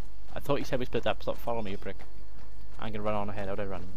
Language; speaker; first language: English; native; English